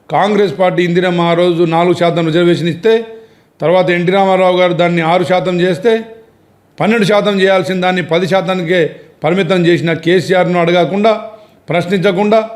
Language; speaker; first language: Telugu; non-native, local second language; Lambadi